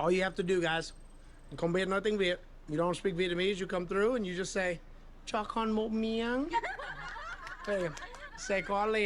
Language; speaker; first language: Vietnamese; non-native, fluent; English